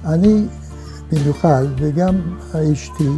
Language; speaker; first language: Hebrew; non-native, fluent; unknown